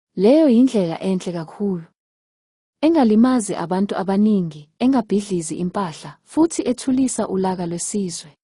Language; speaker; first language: Zulu; native; Zulu